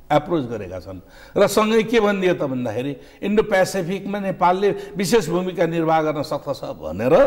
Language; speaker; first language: Nepali; native; Nepali